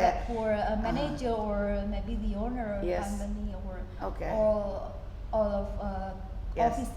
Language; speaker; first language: English; non-native, learner; Indonesian